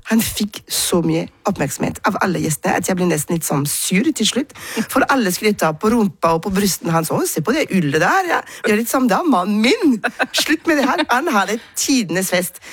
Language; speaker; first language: Norwegian; non-native, fluent; French